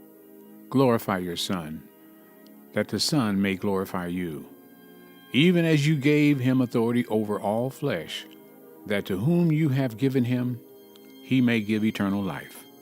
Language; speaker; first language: English; native; English